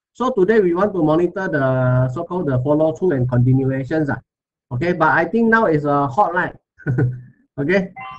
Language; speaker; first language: English; non-native, local second language; Chinese